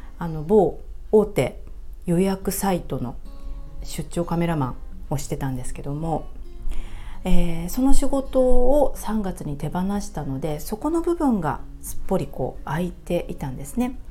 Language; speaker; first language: Japanese; native; Japanese